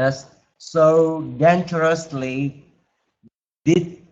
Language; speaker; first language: English; non-native, learner; Vietnamese